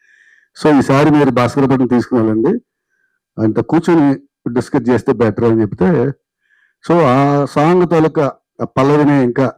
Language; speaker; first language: Telugu; native; Telugu